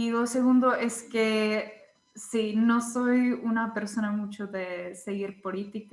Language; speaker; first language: Spanish; non-native, fluent; Czech